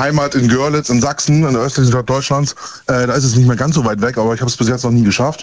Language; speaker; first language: German; native; German